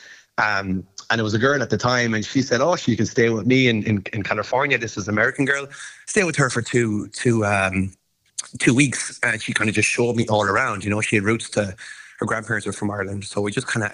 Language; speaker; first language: English; native; English